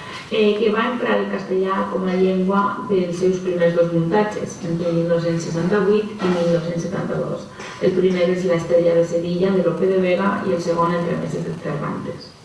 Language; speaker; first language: Catalan; native; Catalan